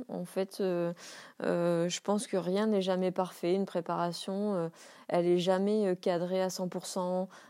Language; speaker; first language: French; native; French